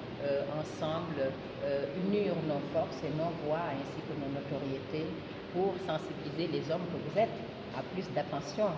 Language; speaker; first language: French; non-native, local second language; Wolof